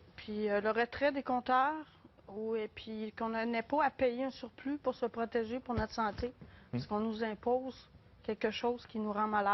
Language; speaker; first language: French; native; French